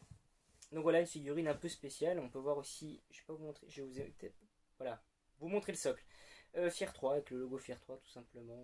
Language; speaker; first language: French; native; French